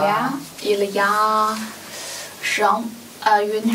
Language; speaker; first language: French; non-native, learner; Chinese